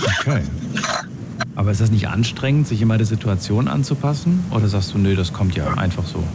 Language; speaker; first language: German; native; German